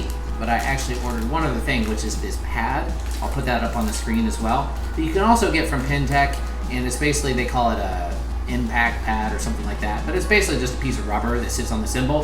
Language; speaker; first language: English; native; English